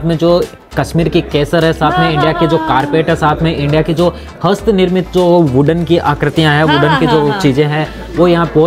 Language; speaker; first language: Hindi; native; Hindi